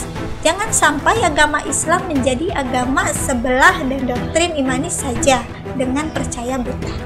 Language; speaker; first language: Indonesian; native; Indonesian